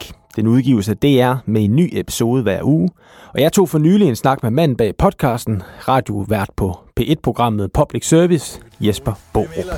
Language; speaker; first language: Danish; native; Danish